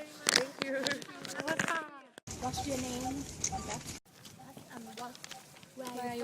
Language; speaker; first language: English; non-native, learner; Thai